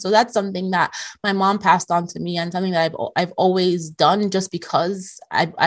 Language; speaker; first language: English; non-native, local second language; Yoruba